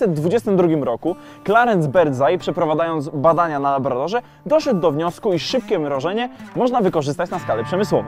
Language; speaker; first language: Polish; native; Polish